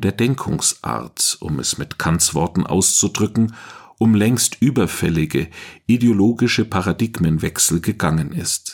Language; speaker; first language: German; native; German